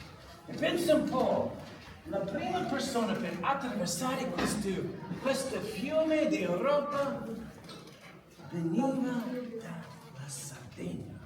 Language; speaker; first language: Italian; non-native, learner; English